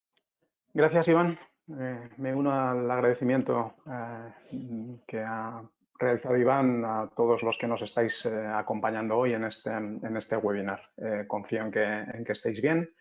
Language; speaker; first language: Spanish; native; Spanish